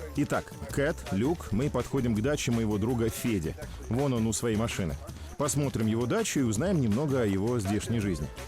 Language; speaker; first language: Russian; native; Russian